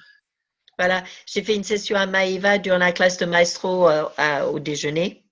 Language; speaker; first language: French; native; French